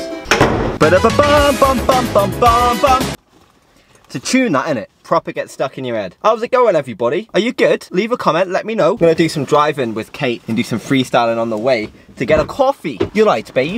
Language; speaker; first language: English; native; English